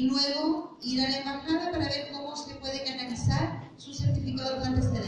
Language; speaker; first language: Spanish; native; Spanish